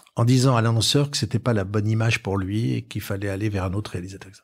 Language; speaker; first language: French; native; French